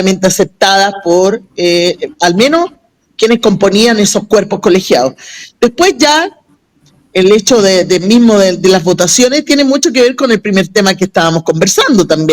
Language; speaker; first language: Spanish; native; Spanish